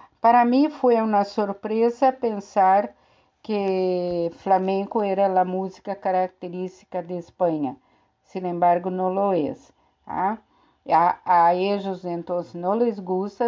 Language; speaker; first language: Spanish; non-native, fluent; Portuguese